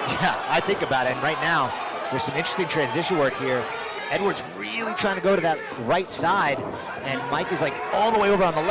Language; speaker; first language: English; native; English